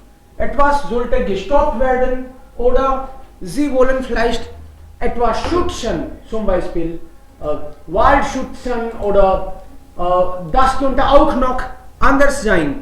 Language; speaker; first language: German; non-native, fluent; Hindi